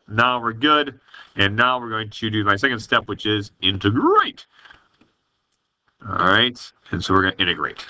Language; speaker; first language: English; native; English